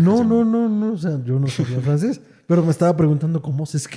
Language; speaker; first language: Spanish; native; Spanish